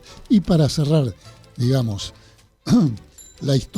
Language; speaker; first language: Spanish; native; Spanish